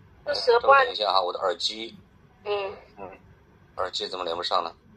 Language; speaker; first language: Chinese; native; Chinese